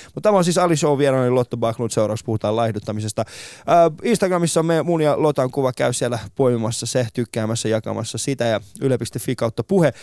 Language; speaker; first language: Finnish; early bilingual, other home language; Persian